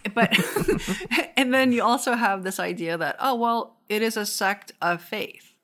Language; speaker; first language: English; non-native, fluent; Korean